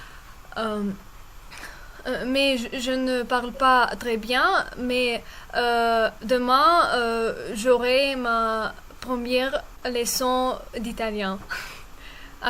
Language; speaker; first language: French; non-native, fluent; Russian